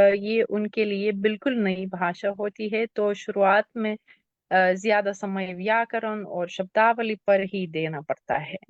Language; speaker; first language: Hindi; non-native, fluent; Lithuanian